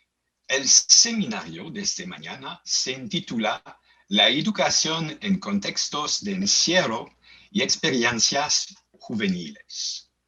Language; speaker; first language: Spanish; non-native, learner; French